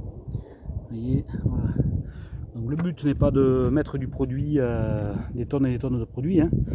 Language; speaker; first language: French; native; French